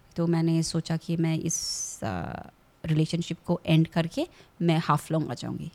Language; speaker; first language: Hindi; non-native, local second language; Assamese